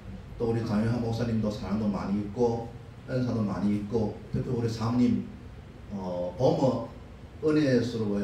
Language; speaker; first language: Korean; non-native, learner; Chinese